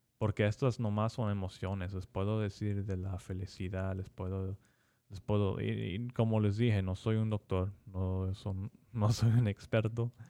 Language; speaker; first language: Spanish; early bilingual, heritage; Spanish